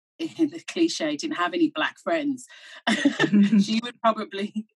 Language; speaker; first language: English; native; English